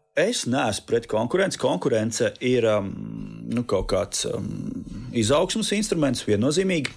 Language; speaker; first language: Latvian; native; Latvian